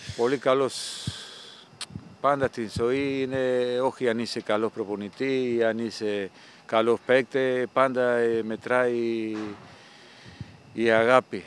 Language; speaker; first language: Greek; non-native, fluent; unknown